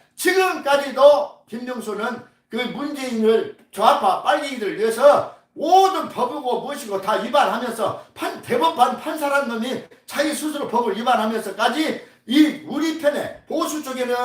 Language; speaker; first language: Korean; native; Korean